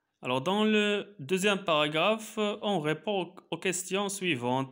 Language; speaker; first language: French; non-native, local second language; Arabic